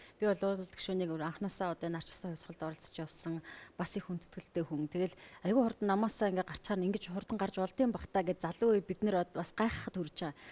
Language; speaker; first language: Mongolian; native; Mongolian